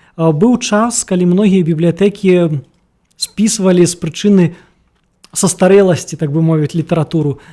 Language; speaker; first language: Belarusian; native; Belarusian